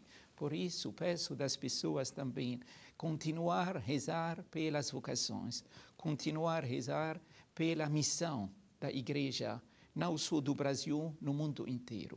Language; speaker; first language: Portuguese; non-native, fluent; Arabic